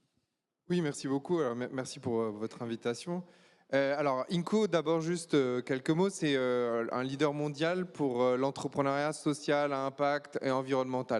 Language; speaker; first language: French; native; French